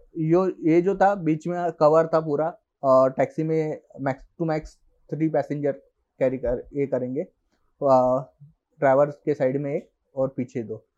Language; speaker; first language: Hindi; non-native, local second language; Marathi